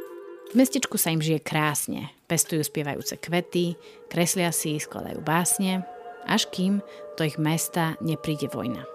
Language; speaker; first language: Slovak; native; Slovak